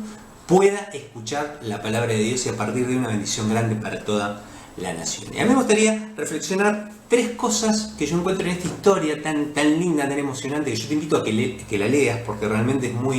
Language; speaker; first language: Spanish; native; Spanish